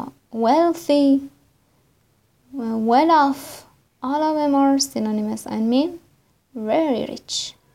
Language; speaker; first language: English; non-native, fluent; Persian